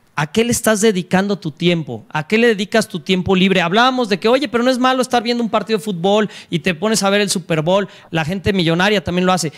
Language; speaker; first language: Spanish; native; Spanish